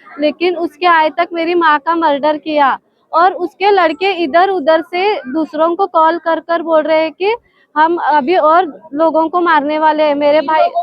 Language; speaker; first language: Hindi; non-native, local second language; Marathi